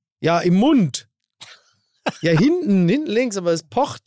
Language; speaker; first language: German; native; German